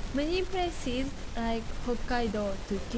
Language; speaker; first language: English; non-native, learner; Japanese